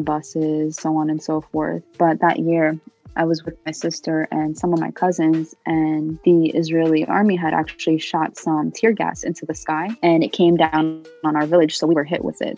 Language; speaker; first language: English; early bilingual, other home language; Arabic